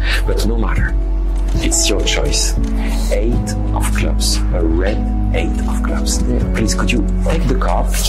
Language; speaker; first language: English; non-native, fluent; French